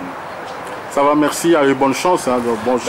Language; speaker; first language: French; native; French